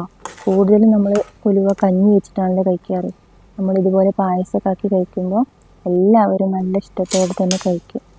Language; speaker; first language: Malayalam; native; Malayalam